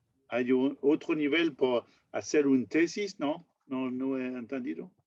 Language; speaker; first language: Spanish; non-native, fluent; French